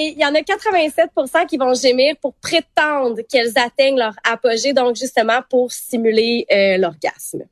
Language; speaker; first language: French; native; French